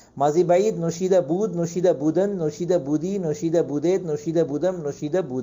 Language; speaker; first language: Persian; non-native, fluent; Urdu